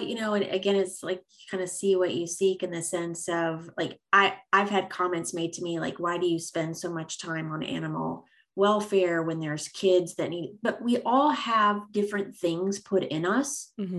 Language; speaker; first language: English; native; English